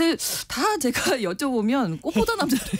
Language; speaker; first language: Korean; native; Korean